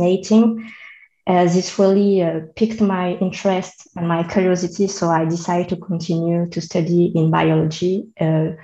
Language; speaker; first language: English; non-native, learner; French